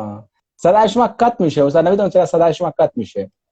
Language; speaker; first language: Persian; non-native, fluent; Hindi